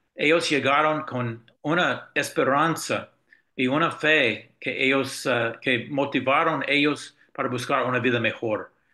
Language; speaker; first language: Spanish; non-native, fluent; English